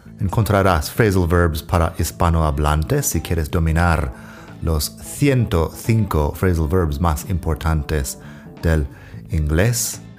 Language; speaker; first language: Spanish; non-native, fluent; English